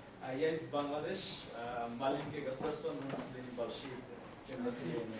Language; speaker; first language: Russian; non-native, learner; Bangla